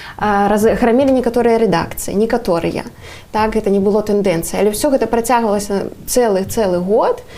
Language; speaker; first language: Belarusian; non-native, local second language; Russian